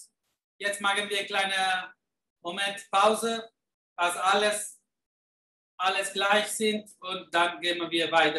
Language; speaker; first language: German; non-native, fluent; Italian